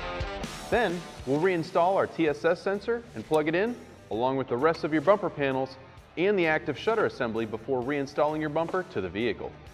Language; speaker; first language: English; native; English